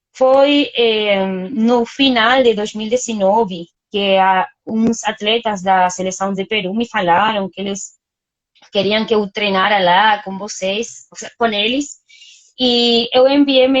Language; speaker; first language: Portuguese; non-native, fluent; Spanish